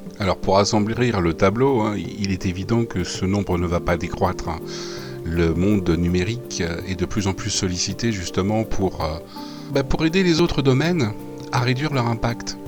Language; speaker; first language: French; native; French